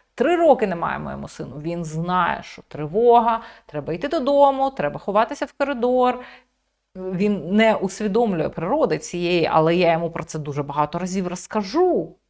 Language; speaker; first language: Ukrainian; native; Ukrainian